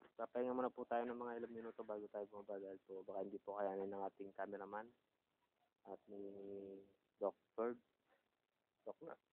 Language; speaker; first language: Filipino; native; Filipino